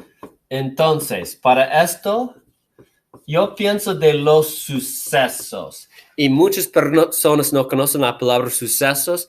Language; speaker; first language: Spanish; non-native, fluent; English